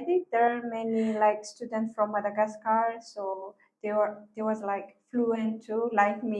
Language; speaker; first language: English; non-native, learner; Malagasy